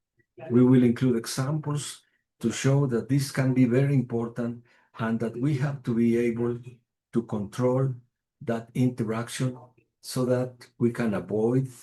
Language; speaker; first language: English; non-native, fluent; Spanish